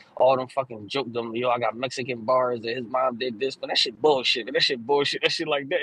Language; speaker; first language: English; native; English